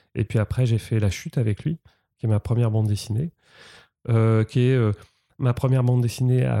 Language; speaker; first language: French; native; French